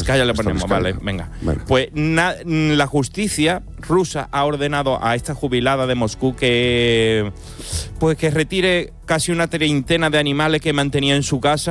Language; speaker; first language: Spanish; native; Spanish